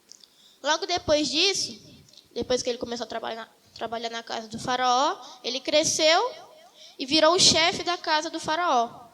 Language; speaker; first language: Portuguese; native; Portuguese